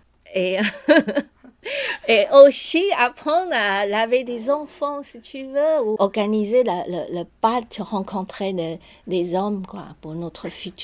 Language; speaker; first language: French; non-native, fluent; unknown